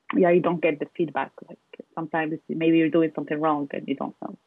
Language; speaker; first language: English; non-native, fluent; Arabic